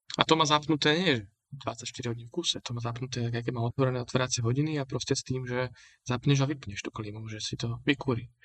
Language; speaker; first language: Slovak; native; Slovak